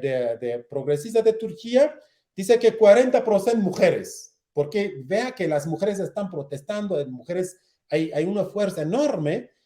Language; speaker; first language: Spanish; non-native, learner; Kurdish